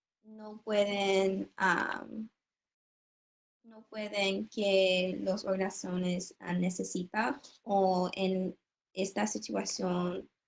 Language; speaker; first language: Spanish; non-native, learner; English